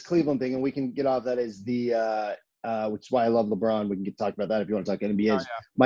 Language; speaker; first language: English; native; English